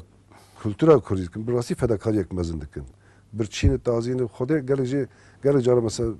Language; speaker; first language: Kurdish; native; Kurdish